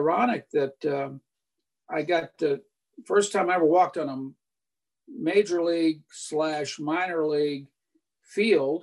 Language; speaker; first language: English; native; English